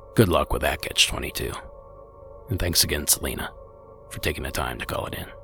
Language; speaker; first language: English; native; English